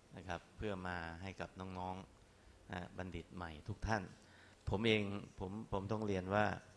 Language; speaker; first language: Thai; non-native, local second language; Chinese